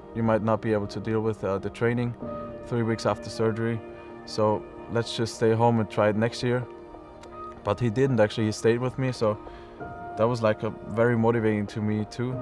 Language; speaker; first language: English; non-native, fluent; German